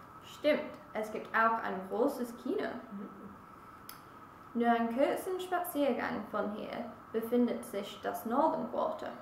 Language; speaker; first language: German; non-native, learner; English